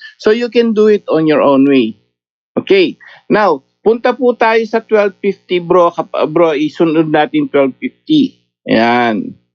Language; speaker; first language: Filipino; native; Filipino